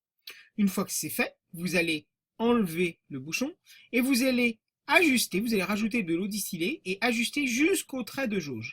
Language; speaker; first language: French; native; French